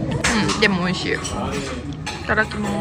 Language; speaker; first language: Japanese; native; Japanese